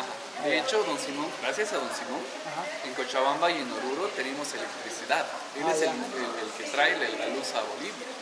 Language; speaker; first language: Spanish; native; Spanish